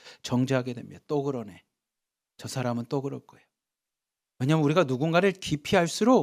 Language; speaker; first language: Korean; native; Korean